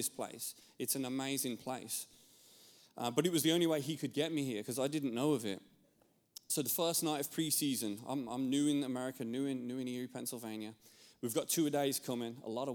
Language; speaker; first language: English; native; English